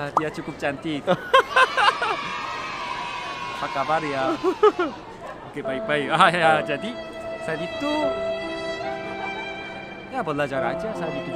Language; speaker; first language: Indonesian; non-native, learner; Korean